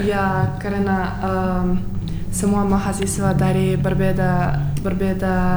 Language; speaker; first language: Indonesian; non-native, learner; Turkmen